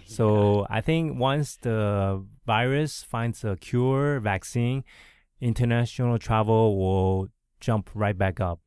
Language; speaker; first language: English; early bilingual, other home language; Chinese